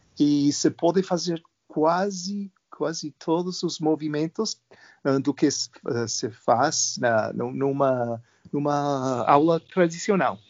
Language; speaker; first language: Portuguese; non-native, learner; English